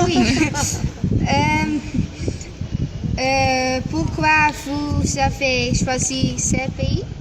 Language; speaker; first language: French; non-native, learner; Dutch